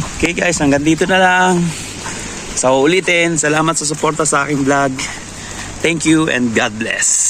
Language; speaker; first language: Filipino; native; Filipino